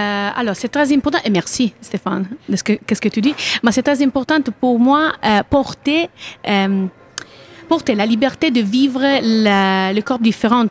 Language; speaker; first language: French; non-native, learner; Italian